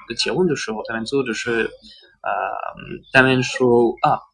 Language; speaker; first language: Chinese; non-native, learner; French